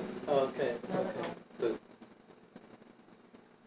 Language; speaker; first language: English; non-native, learner; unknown